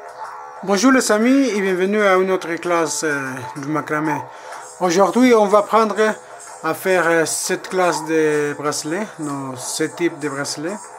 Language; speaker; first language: French; non-native, learner; Spanish